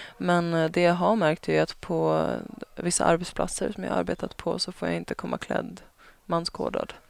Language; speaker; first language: Swedish; native; Swedish